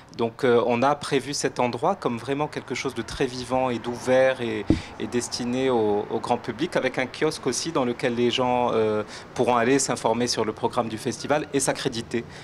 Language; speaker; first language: French; non-native, local second language; Arabic